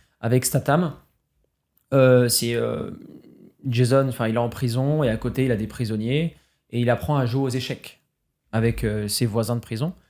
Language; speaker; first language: French; native; French